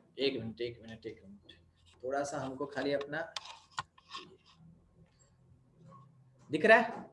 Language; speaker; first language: Hindi; native; Hindi